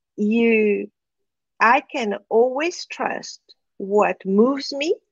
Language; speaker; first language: English; non-native, fluent; French